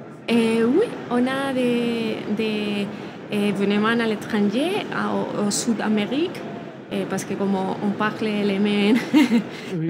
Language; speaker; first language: French; non-native, learner; Spanish